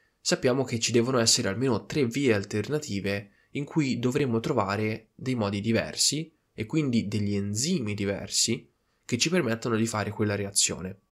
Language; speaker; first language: Italian; native; Italian